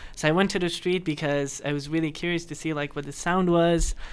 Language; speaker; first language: English; non-native, fluent; Persian